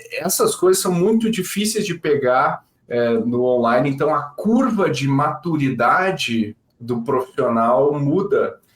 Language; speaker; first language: Portuguese; native; Portuguese